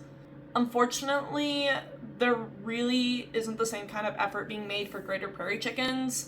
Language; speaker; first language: English; native; English